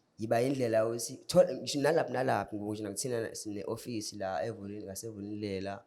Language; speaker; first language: Zulu; non-native, local second language; Xhosa